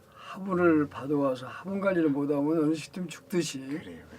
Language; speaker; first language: Korean; native; Korean